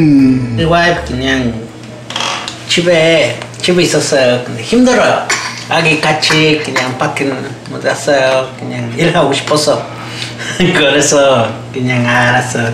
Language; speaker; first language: Korean; non-native, learner; Spanish